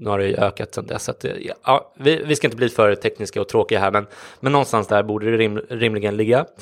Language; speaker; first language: Swedish; native; Swedish